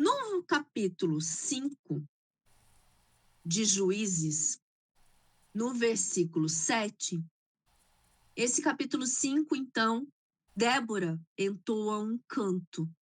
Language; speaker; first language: Portuguese; native; Portuguese